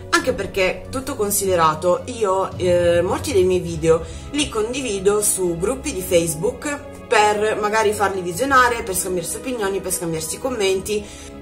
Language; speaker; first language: Italian; native; Italian